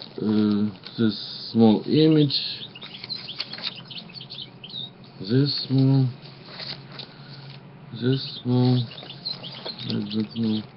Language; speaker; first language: English; non-native, learner; Russian